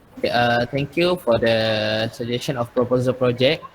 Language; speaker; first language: English; non-native, learner; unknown